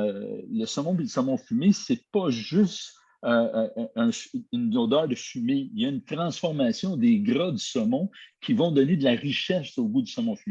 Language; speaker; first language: French; native; French